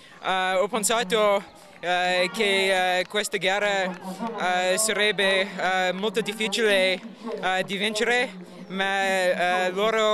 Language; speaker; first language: Italian; non-native, learner; English